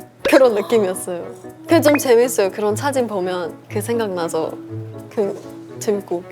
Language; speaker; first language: Korean; early bilingual, heritage; English